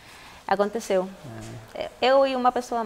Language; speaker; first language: Portuguese; non-native, fluent; Spanish